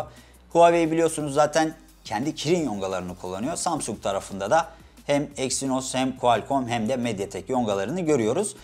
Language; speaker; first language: Turkish; native; Turkish